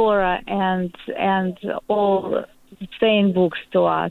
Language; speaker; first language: English; non-native, learner; Russian